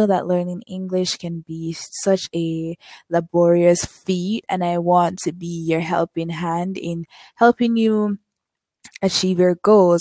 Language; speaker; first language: English; native; English